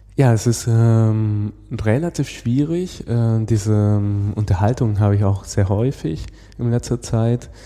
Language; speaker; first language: German; non-native, fluent; Spanish